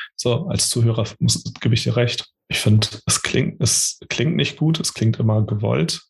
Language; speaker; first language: German; early bilingual, other home language; Portuguese